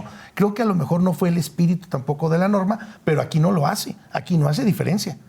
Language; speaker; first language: Spanish; native; Spanish